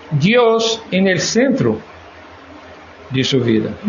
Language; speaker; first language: Spanish; non-native, fluent; Portuguese